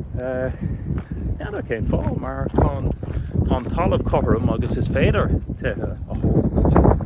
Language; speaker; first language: Irish; native; Irish